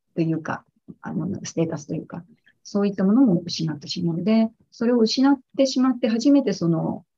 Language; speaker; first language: Japanese; native; Japanese